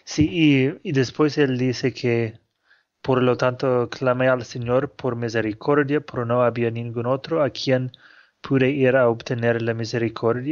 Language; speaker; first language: Spanish; non-native, fluent; English